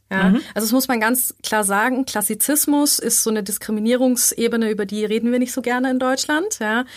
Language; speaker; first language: German; native; German